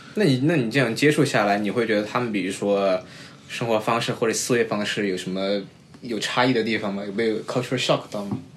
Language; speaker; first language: Chinese; native; Chinese